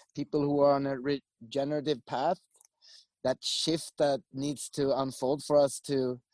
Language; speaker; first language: English; non-native, fluent; Swedish